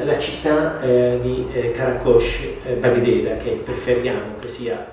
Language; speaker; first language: Italian; non-native, learner; Arabic